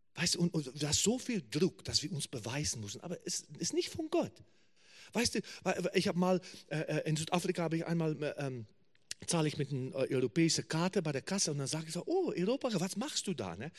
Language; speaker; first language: German; non-native, fluent; English